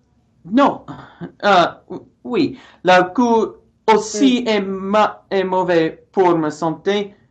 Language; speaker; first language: French; non-native, learner; English